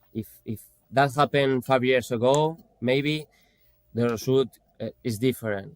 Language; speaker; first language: English; non-native, fluent; Spanish